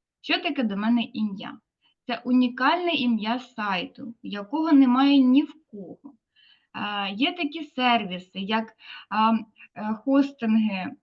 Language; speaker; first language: Ukrainian; native; Ukrainian